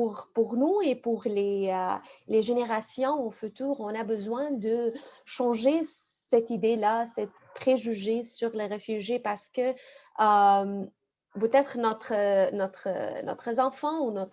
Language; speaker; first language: French; non-native, fluent; Arabic